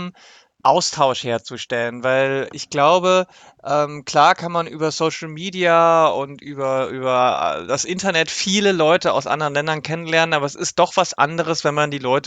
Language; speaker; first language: German; native; German